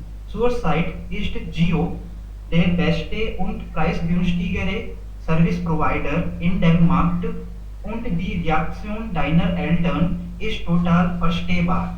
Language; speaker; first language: German; non-native, learner; Hindi